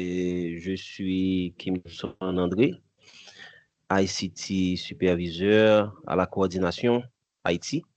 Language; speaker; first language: French; non-native, local second language; Haitian Creole